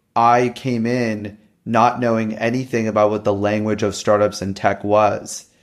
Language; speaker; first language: English; native; English